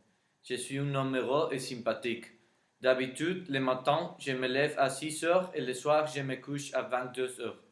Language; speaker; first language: French; non-native, learner; Spanish